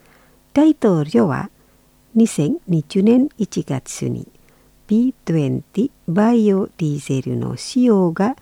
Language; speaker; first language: Japanese; non-native, fluent; Indonesian